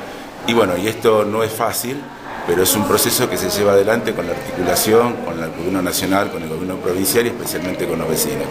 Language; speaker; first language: Spanish; native; Spanish